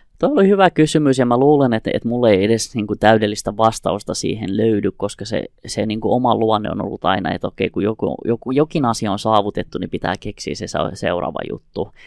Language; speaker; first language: Finnish; early bilingual, other home language; Kurdish